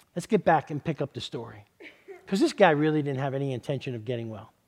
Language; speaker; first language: English; native; English